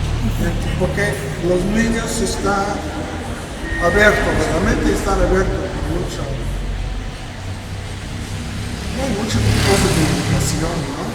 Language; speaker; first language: Spanish; non-native, fluent; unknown